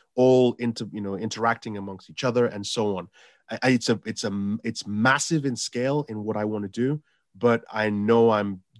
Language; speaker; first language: English; non-native, local second language; Yoruba